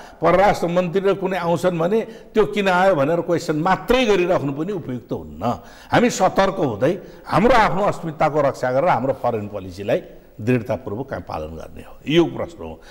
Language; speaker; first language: Nepali; native; Nepali